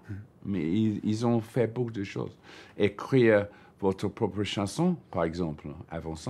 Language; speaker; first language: French; non-native, learner; English